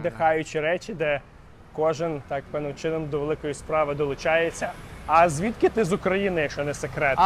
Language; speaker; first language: Ukrainian; native; Ukrainian